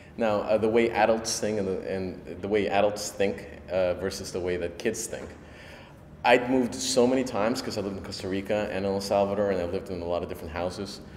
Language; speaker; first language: English; early bilingual, other home language; Spanish